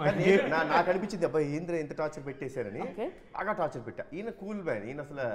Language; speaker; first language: Telugu; native; Telugu